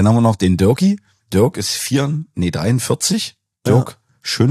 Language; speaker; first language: German; native; German